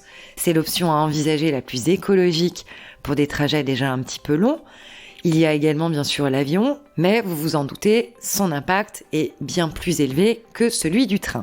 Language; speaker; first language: French; native; French